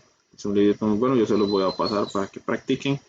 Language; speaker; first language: Spanish; native; Spanish